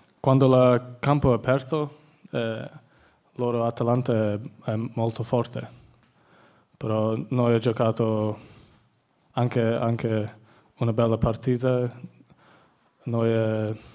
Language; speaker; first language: Italian; non-native, learner; English